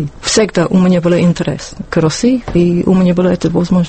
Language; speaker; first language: Russian; non-native, learner; English